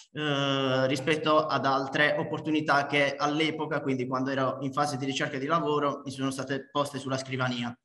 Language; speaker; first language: Italian; native; Italian